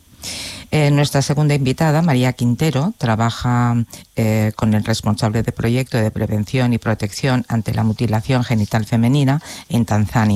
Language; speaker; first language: Spanish; non-native, local second language; Catalan